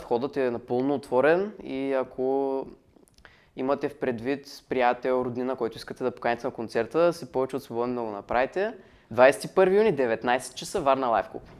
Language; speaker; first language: Bulgarian; native; Bulgarian